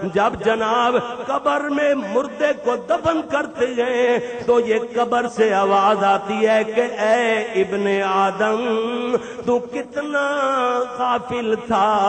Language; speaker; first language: Urdu; non-native, local second language; Punjabi